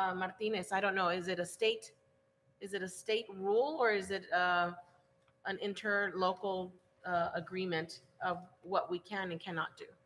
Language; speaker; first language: English; early bilingual, other home language; Spanish